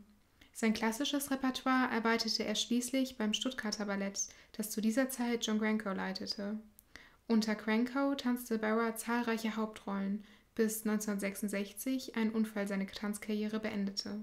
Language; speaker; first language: German; native; German